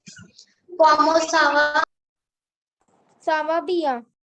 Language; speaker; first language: French; non-native, learner; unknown